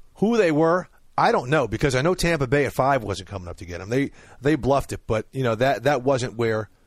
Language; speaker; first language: English; native; English